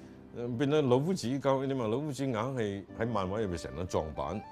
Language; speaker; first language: Chinese; native; Chinese